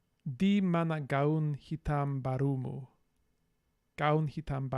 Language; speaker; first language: Indonesian; non-native, learner; English